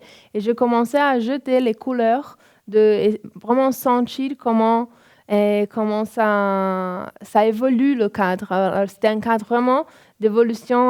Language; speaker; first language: French; non-native, fluent; Portuguese